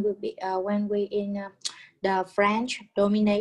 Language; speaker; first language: English; non-native, learner; Vietnamese